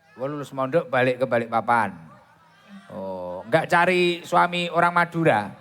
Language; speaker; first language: Indonesian; non-native, local second language; Javanese